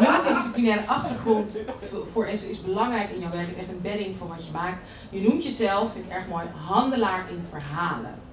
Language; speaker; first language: Dutch; native; Dutch